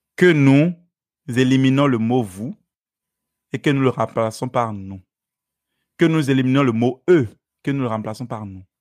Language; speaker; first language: French; non-native, local second language; Fon